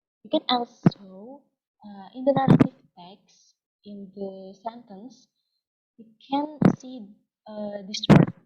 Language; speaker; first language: English; non-native, learner; Indonesian